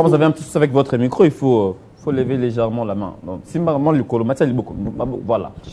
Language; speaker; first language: French; non-native, local second language; Lingala